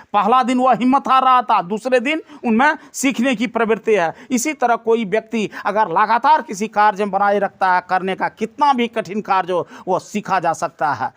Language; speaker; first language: Hindi; native; Hindi